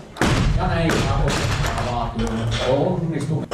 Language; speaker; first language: Finnish; native; Finnish